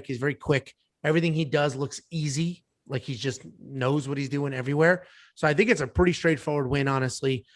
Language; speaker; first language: English; native; English